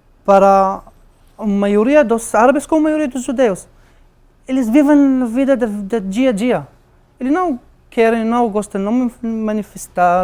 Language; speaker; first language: Portuguese; non-native, learner; Arabic